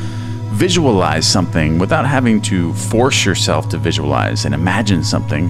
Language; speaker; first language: English; native; English